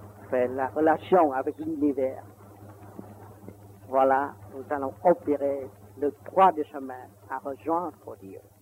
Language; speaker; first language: French; non-native, learner; Vietnamese